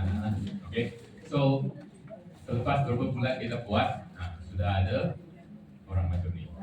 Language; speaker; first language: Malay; non-native, local second language; Chinese